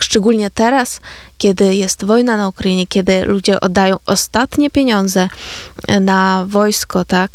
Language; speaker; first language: Polish; non-native, fluent; Ukrainian